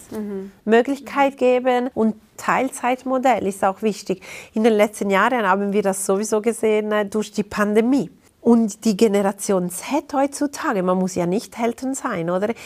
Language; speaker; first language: German; non-native, local second language; Italian